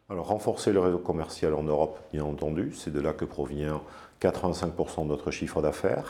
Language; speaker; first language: French; native; French